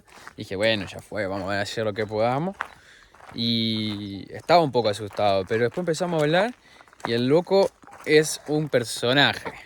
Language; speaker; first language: Spanish; native; Spanish